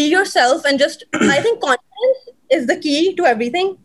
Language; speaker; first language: English; native; English